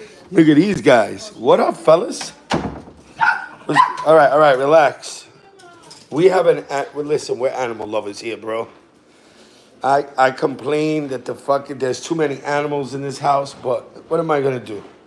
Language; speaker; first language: English; native; English